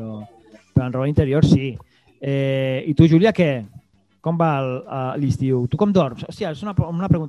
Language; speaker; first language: Catalan; native; Catalan